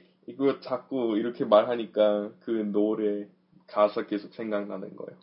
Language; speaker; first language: Korean; non-native, fluent; English